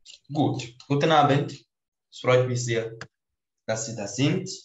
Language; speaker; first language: German; non-native, fluent; Portuguese